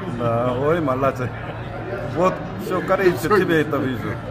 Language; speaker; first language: Russian; non-native, learner; Korean